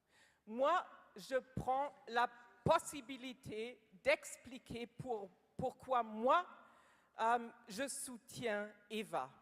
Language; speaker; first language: French; non-native, learner; German